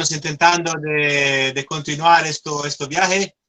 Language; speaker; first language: Spanish; non-native, learner; Portuguese